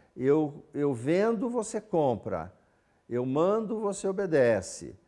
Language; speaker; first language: Portuguese; native; Portuguese